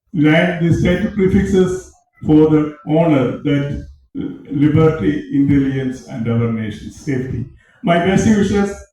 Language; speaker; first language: English; non-native, local second language; Malayalam